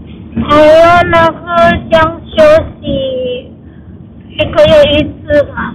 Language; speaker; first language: Chinese; non-native, learner; Indonesian